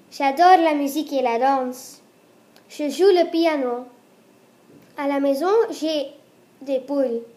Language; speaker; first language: French; non-native, learner; Dutch